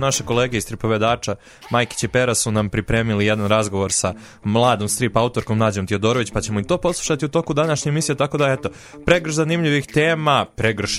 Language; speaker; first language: Serbian; native; Serbian